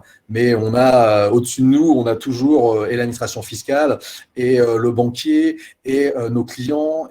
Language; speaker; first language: French; native; French